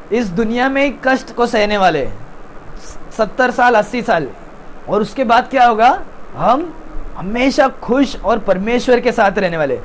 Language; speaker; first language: Hindi; non-native, local second language; Tamil